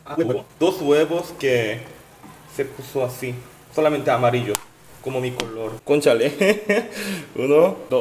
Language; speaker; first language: Spanish; non-native, learner; Korean